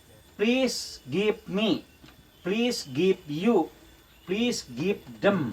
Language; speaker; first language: English; non-native, learner; Sundanese